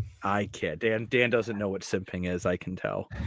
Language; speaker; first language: English; native; English